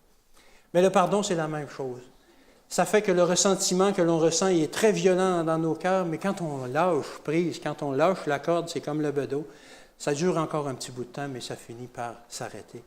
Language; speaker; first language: French; native; French